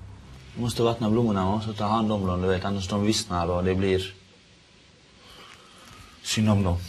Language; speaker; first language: Swedish; non-native, local second language; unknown